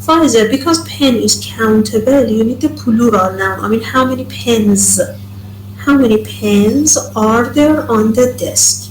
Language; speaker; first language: English; non-native, fluent; Persian